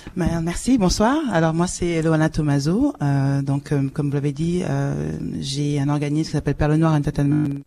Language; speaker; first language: French; native; French